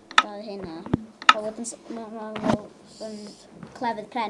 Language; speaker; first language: Welsh; non-native, local second language; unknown